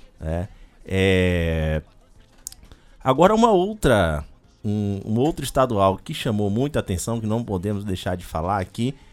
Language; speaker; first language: Portuguese; native; Portuguese